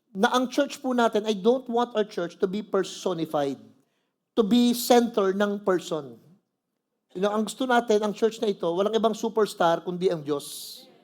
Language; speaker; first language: Filipino; native; Filipino